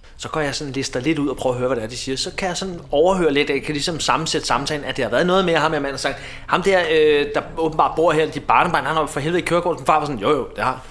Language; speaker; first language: Danish; native; Danish